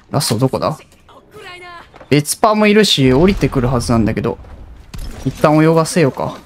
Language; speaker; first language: Japanese; native; Japanese